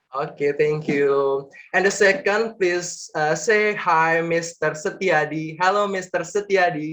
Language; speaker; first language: English; non-native, learner; Indonesian